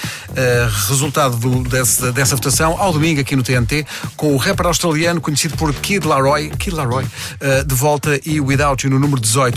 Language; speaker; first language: Portuguese; native; Portuguese